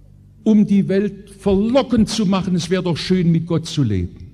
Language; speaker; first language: German; native; German